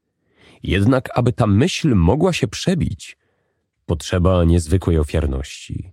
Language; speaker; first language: Polish; native; Polish